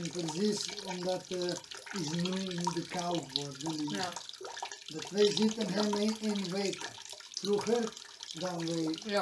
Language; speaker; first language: Dutch; non-native, learner; Serbian